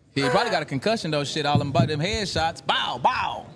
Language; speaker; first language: English; native; English